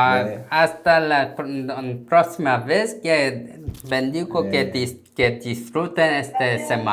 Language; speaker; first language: Spanish; non-native, learner; Korean